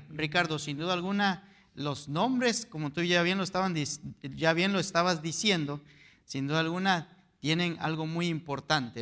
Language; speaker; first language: Spanish; native; Spanish